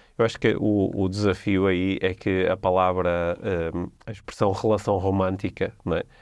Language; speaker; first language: Portuguese; native; Portuguese